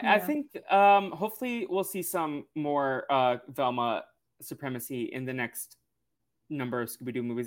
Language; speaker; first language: English; native; English